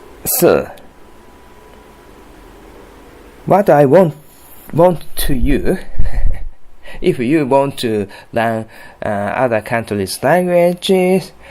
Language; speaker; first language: English; non-native, learner; Japanese